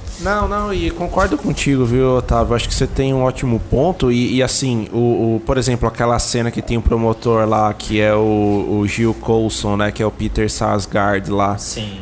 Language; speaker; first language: Portuguese; native; Portuguese